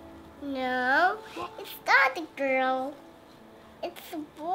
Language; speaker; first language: English; early bilingual, other home language; Indonesian